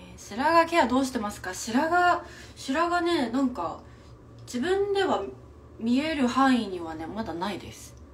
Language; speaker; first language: Japanese; native; Japanese